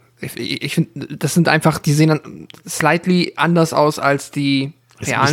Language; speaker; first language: German; native; German